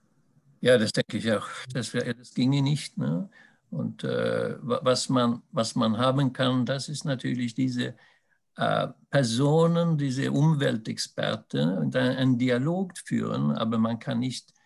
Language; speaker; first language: German; non-native, fluent; Swedish